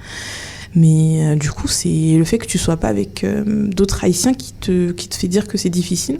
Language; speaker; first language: French; native; French